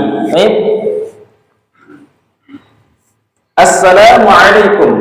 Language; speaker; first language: Arabic; non-native, fluent; Indonesian